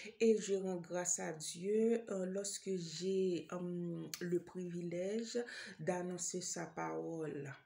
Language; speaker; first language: French; non-native, local second language; Haitian Creole